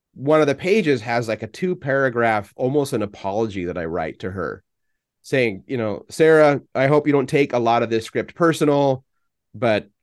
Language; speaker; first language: English; native; English